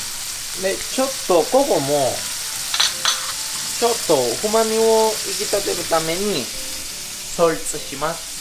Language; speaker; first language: Japanese; non-native, fluent; Italian